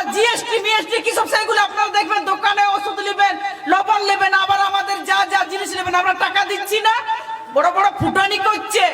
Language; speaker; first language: Bangla; non-native, local second language; Santali